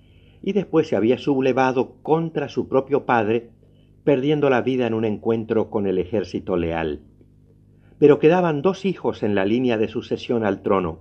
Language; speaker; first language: Spanish; native; Spanish